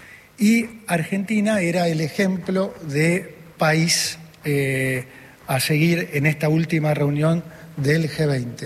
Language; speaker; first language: Spanish; native; Spanish